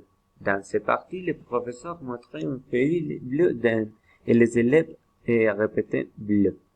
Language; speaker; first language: French; non-native, learner; Spanish